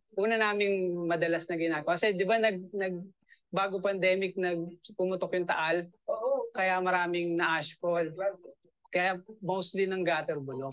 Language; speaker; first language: Filipino; native; Filipino